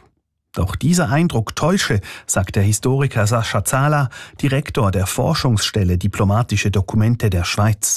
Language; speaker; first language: German; native; German